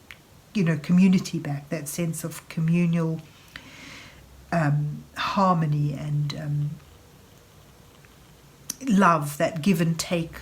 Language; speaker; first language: English; native; English